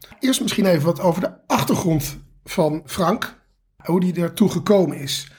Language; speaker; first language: Dutch; native; Dutch